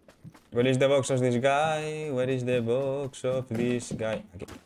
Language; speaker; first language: English; non-native, learner; Spanish